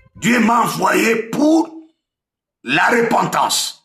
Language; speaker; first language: French; non-native, local second language; Swahili